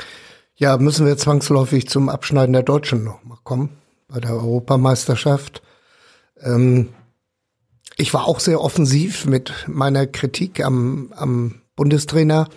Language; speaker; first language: German; native; German